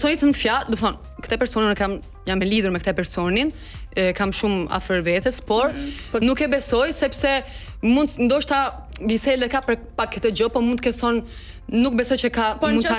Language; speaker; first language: Albanian; native; Albanian